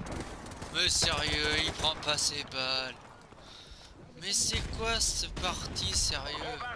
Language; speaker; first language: French; native; French